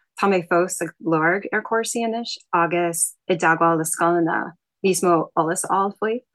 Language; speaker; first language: Irish; non-native, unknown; English